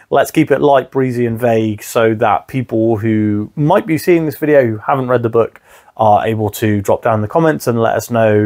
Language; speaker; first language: English; native; English